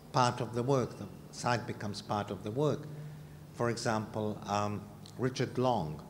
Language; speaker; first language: English; non-native, fluent; Hungarian